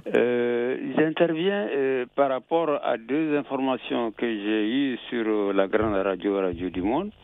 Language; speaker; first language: French; non-native, local second language; Bambara